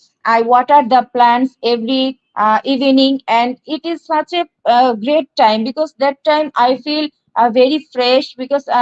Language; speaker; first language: English; non-native, learner; Bangla